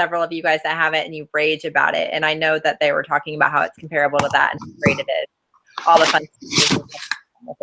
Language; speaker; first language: English; native; English